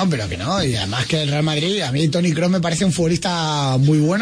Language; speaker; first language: Spanish; native; Spanish